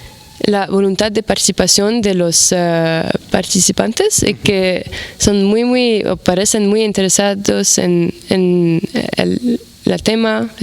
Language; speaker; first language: Spanish; non-native, fluent; Arabic